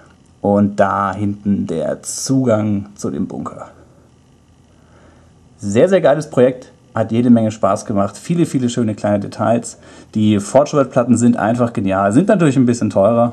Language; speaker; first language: German; native; German